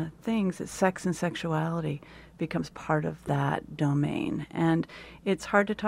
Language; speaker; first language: English; native; English